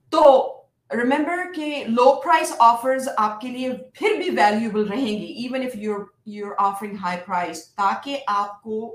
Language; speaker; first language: English; non-native, local second language; Hindi